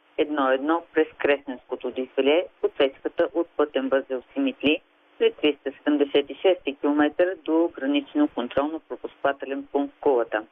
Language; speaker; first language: Bulgarian; native; Bulgarian